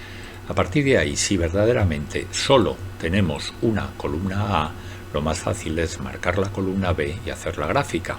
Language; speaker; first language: Spanish; native; Spanish